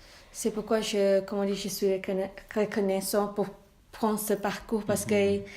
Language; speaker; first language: French; non-native, learner; Malay